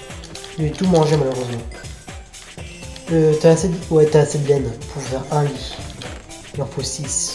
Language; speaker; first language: French; native; French